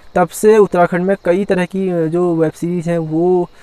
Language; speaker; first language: Hindi; native; Hindi